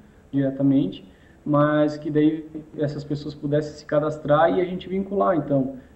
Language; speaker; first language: Portuguese; native; Portuguese